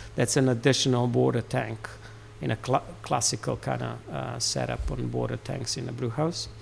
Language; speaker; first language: English; non-native, fluent; Serbian